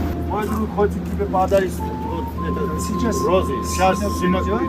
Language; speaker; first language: Russian; non-native, fluent; Armenian